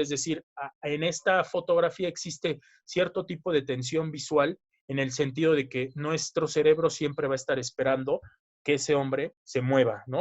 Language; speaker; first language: Spanish; native; Spanish